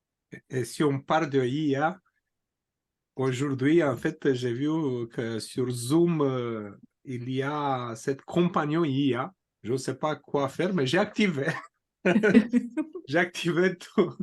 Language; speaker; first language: French; non-native, fluent; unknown